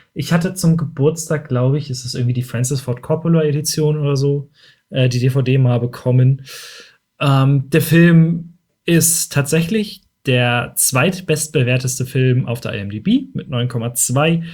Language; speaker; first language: German; native; German